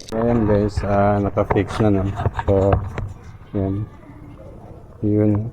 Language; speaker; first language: Filipino; non-native, local second language; Cebuano